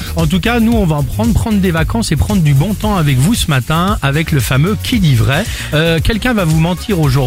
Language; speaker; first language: French; native; French